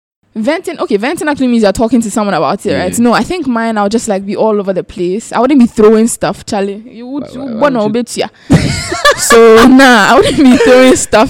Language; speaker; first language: English; non-native, local second language; Akan